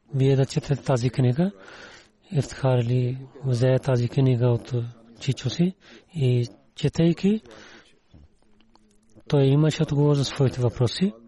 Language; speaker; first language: Bulgarian; non-native, learner; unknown